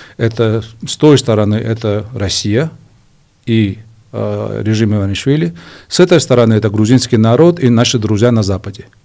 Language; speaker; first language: Russian; non-native, local second language; Georgian